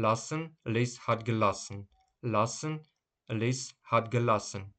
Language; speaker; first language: German; non-native, fluent; Ukrainian